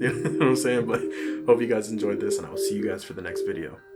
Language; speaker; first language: English; native; English